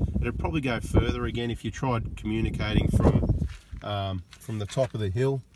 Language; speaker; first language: English; native; English